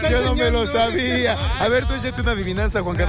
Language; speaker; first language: Spanish; native; Spanish